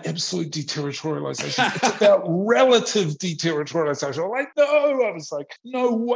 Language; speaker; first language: English; native; English